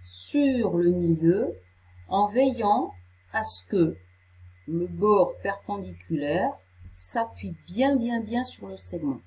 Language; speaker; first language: French; native; French